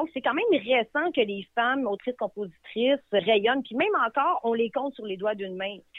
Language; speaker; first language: French; native; French